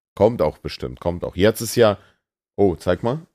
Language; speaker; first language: German; native; German